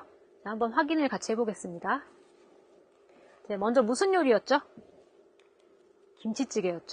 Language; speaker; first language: Korean; native; Korean